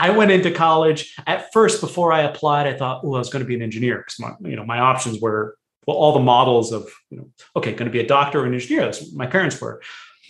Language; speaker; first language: English; native; English